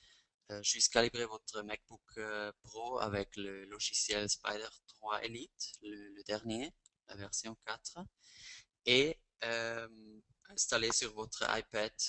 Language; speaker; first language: French; non-native, fluent; Spanish